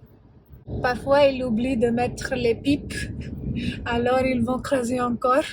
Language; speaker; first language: French; non-native, fluent; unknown